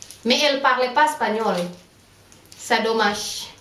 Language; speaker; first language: French; non-native, learner; Indonesian